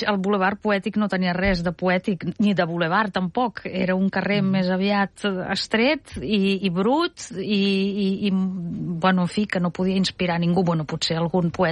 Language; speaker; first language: Catalan; non-native, fluent; Russian